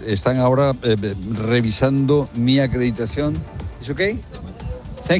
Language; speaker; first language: Spanish; native; Spanish